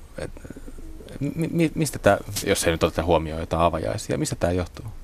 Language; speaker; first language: Finnish; native; Finnish